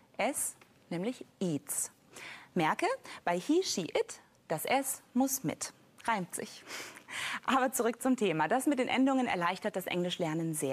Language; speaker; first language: German; native; German